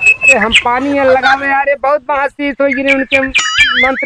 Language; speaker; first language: Hindi; non-native, local second language; Awadhi